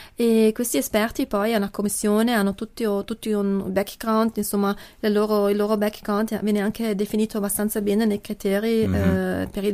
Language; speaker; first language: Italian; non-native, local second language; German